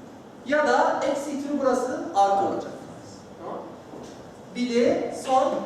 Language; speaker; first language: Turkish; non-native, learner; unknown